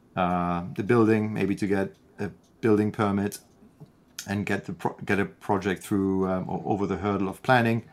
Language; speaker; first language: English; non-native, fluent; German